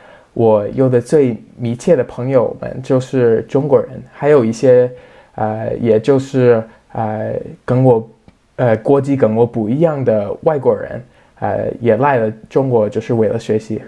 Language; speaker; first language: Chinese; non-native, fluent; English